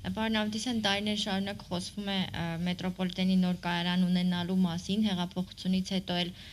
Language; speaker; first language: Armenian; native; Armenian